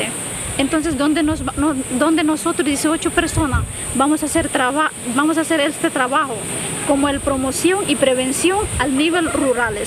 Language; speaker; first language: Spanish; non-native, fluent; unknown